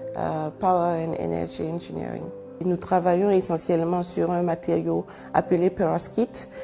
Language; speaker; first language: French; non-native, local second language; Mossi